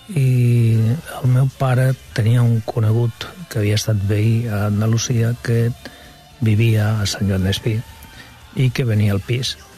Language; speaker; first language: Catalan; non-native, local second language; Spanish